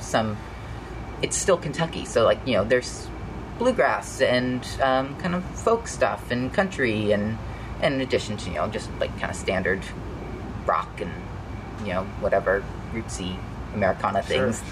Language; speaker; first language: English; native; English